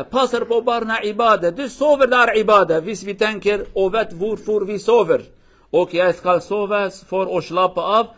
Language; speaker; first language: Swedish; non-native, learner; Kurdish